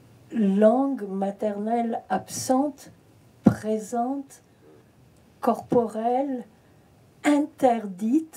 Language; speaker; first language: French; early bilingual, heritage; French